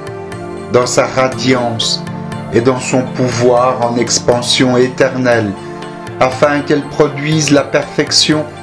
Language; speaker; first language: French; native; French